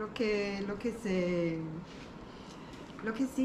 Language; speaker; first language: Spanish; non-native, learner; German